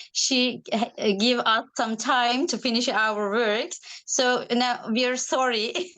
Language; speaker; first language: English; non-native, learner; Turkish